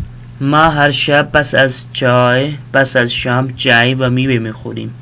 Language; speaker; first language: Persian; non-native, fluent; Urdu